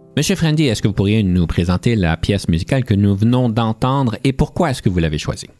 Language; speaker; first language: French; native; French